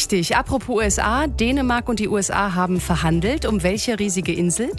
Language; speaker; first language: German; native; German